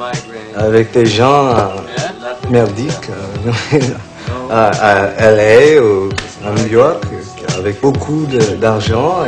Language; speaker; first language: French; non-native, learner; English